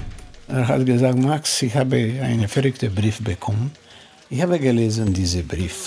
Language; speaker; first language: German; non-native, learner; Romanian